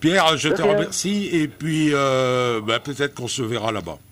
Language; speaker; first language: French; native; French